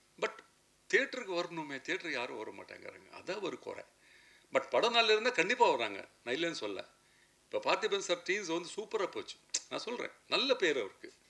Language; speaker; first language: Tamil; native; Tamil